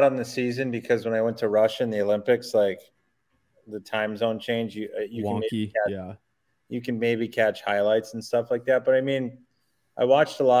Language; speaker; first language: English; native; English